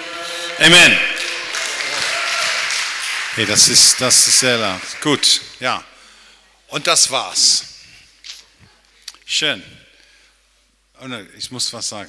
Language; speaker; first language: German; non-native, fluent; English